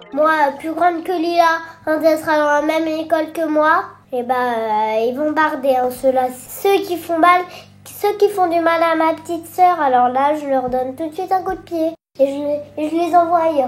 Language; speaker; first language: French; native; French